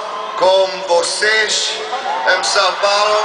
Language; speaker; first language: Portuguese; non-native, fluent; English